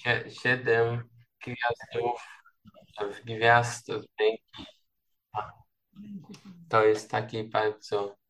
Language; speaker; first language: Polish; non-native, learner; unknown